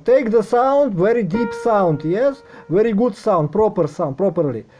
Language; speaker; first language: English; non-native, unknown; Russian